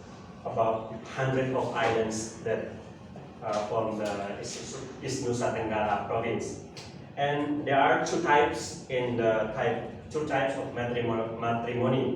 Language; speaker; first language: English; non-native, learner; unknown